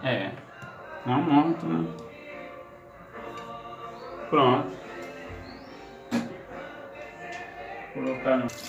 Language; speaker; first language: Portuguese; non-native, learner; Haitian Creole